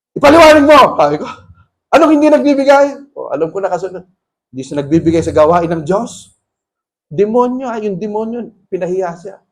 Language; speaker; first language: Filipino; native; Filipino